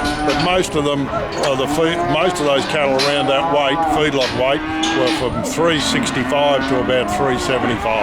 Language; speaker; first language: English; native; English